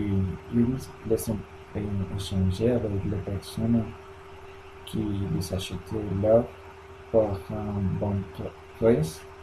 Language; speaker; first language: French; non-native, learner; Spanish